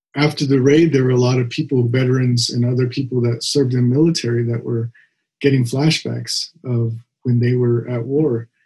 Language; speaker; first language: English; native; English